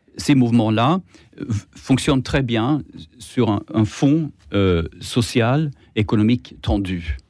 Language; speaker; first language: French; non-native, fluent; Swedish